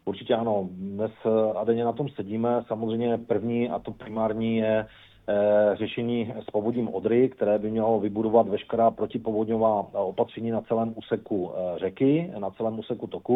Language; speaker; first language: Czech; native; Czech